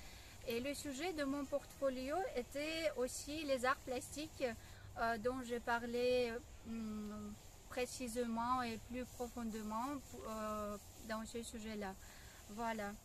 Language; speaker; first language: French; non-native, fluent; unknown